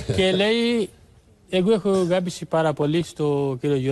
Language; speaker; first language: Greek; non-native, learner; Urdu